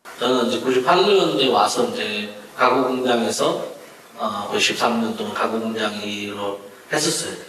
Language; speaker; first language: Korean; non-native, fluent; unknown